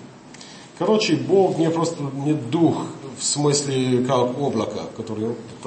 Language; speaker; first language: Russian; non-native, fluent; English